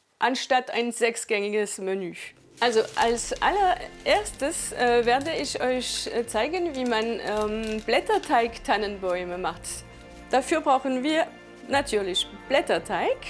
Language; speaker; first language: German; non-native, local second language; Swiss German